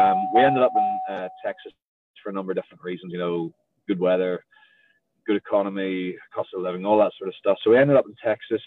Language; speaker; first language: English; native; English